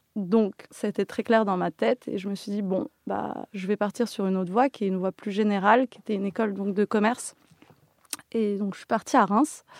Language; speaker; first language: French; native; French